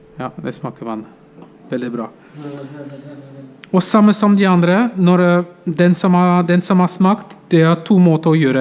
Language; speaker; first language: Norwegian; non-native, fluent; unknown